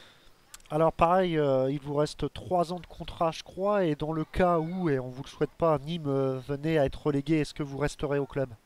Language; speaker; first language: French; native; French